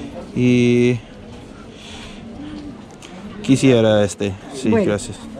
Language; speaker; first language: Spanish; non-native, learner; English